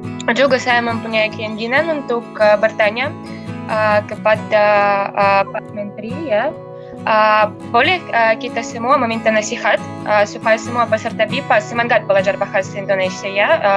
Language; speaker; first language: Indonesian; non-native, fluent; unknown